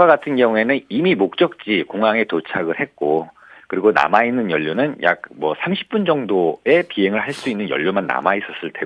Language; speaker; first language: Korean; native; Korean